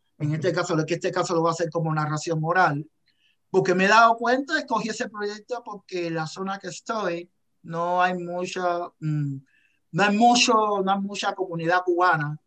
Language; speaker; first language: Spanish; native; Spanish